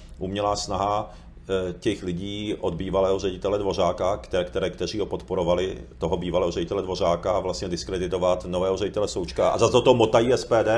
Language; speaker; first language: Czech; early bilingual, other home language; Japanese